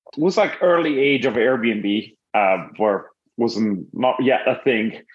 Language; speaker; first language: English; non-native, fluent; Italian